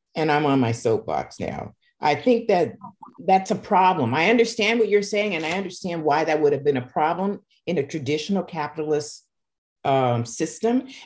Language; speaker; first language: English; native; English